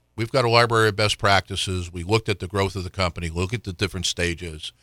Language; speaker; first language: English; native; English